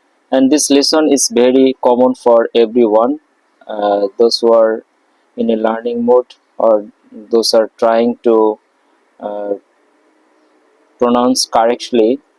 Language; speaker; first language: English; non-native, local second language; Bangla